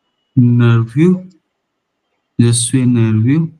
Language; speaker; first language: French; non-native, learner; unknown